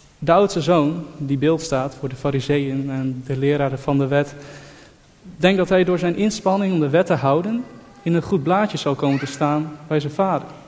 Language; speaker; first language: Dutch; native; Dutch